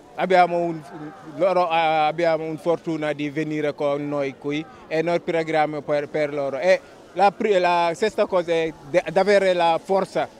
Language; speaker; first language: Italian; non-native, learner; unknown